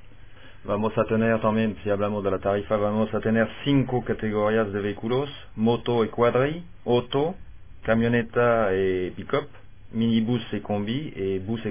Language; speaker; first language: Spanish; non-native, fluent; French